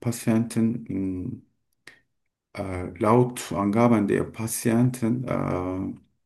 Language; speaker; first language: German; non-native, learner; Turkish